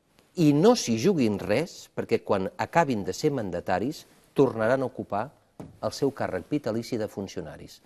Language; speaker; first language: Catalan; native; Catalan